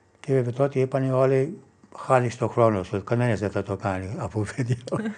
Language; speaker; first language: Greek; non-native, fluent; English